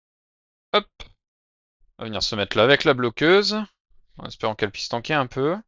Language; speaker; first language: French; native; French